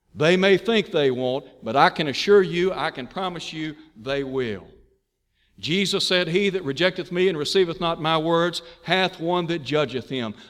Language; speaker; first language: English; native; English